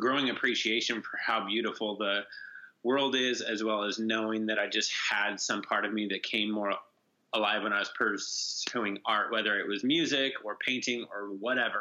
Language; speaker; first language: English; native; English